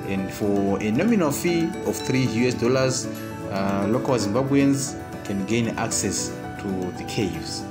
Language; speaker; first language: English; non-native, local second language; Shona